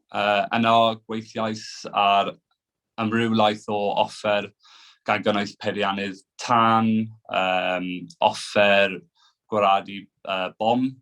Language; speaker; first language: Welsh; non-native, local second language; English